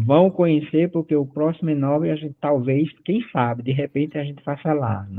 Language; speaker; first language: Portuguese; native; Portuguese